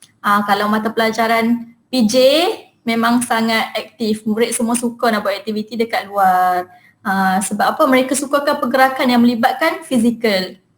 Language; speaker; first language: Malay; native; Malay